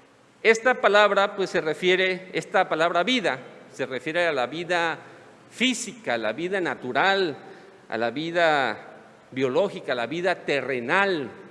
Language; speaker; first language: Spanish; native; Spanish